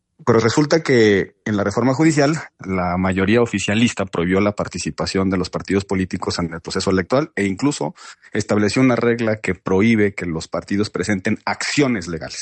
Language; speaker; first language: Spanish; native; Spanish